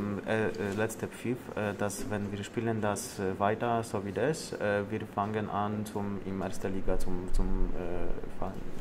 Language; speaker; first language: German; non-native, learner; Polish